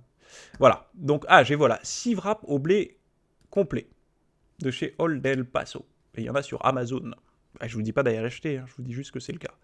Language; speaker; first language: French; native; French